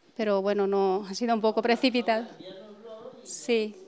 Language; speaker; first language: Spanish; non-native, fluent; Romanian